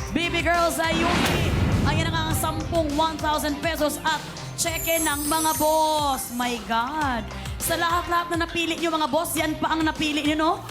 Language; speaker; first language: Filipino; non-native, local second language; Cebuano